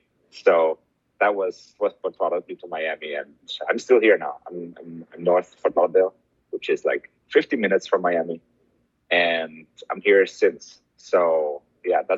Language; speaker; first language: English; non-native, fluent; German